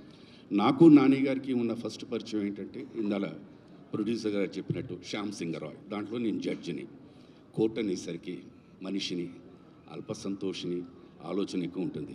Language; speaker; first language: Telugu; native; Telugu